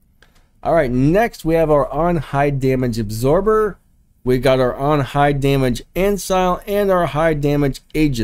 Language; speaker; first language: English; native; English